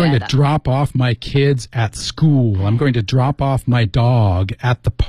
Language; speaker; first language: English; native; English